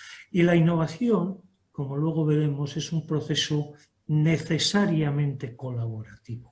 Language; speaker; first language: Spanish; native; Spanish